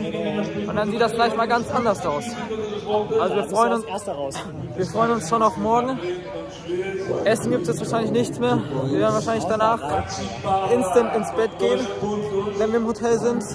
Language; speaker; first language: German; native; German